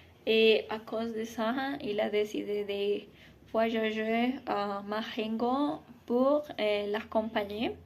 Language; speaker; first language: French; non-native, learner; Spanish